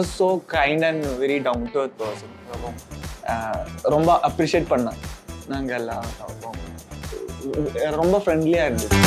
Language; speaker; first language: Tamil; non-native, learner; Malayalam